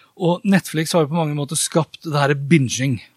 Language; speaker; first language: Norwegian; native; Norwegian